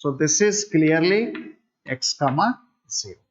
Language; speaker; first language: English; non-native, local second language; Kannada